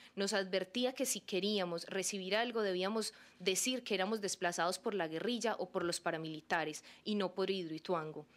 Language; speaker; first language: Spanish; native; Spanish